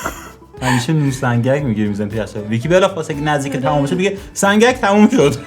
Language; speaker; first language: Persian; native; Persian